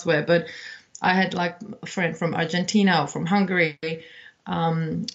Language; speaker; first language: English; non-native, fluent; Czech